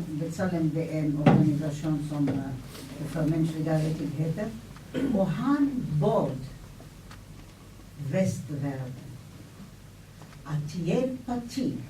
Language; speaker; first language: Swedish; non-native, fluent; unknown